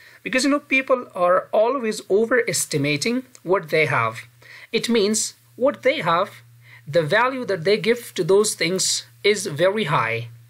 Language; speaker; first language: English; non-native, fluent; Pashto